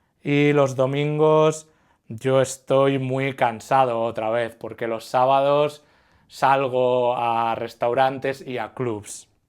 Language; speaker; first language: Spanish; non-native, fluent; English